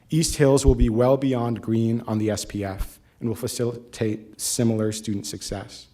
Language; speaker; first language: English; native; English